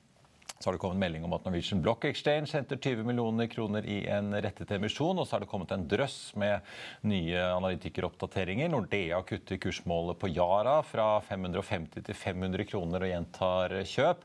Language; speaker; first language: Norwegian; native; Norwegian